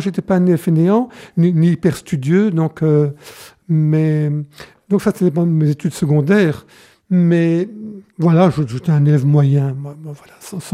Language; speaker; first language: French; native; French